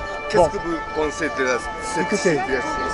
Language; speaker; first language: French; non-native, learner; Japanese